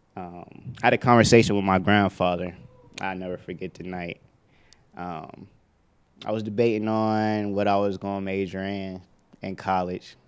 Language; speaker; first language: English; native; English